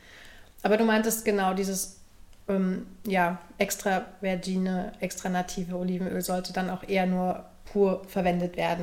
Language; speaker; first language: German; native; German